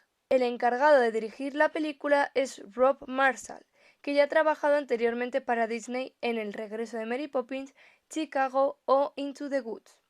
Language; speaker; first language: Spanish; native; Spanish